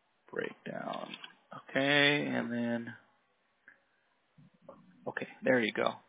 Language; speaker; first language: English; early bilingual, other home language; Spanish